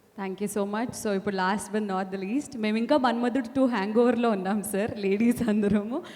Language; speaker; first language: Telugu; native; Telugu